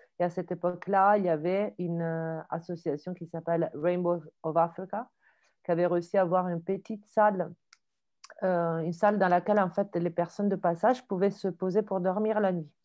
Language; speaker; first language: French; non-native, fluent; Italian